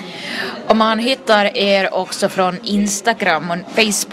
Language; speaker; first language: Swedish; non-native, local second language; Finnish